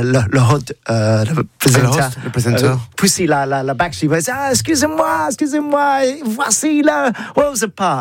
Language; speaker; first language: French; non-native, learner; English